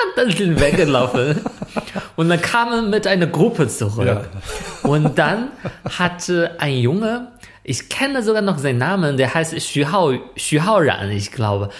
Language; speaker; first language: German; non-native, fluent; Chinese